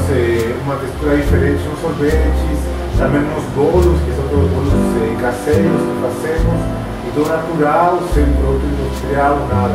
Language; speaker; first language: Portuguese; non-native, fluent; Spanish